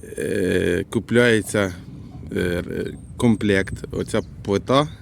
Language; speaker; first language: Ukrainian; native; Ukrainian